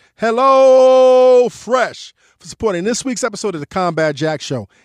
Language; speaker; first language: English; early bilingual, other home language; Haitian Creole